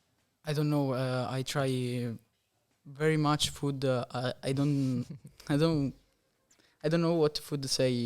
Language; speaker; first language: English; non-native, learner; Italian